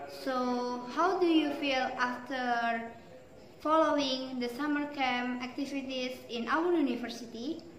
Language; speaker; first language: English; non-native, learner; Indonesian